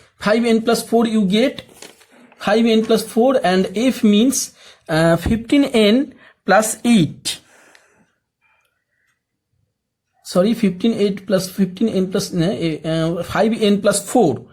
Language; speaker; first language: English; non-native, local second language; Bangla